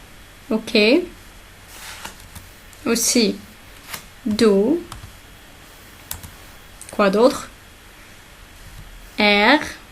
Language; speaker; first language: French; non-native, local second language; Arabic